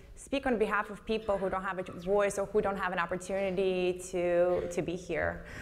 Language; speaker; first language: English; non-native, fluent; Russian